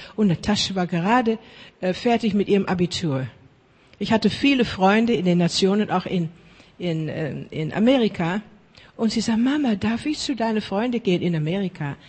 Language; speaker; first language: German; non-native, fluent; Afrikaans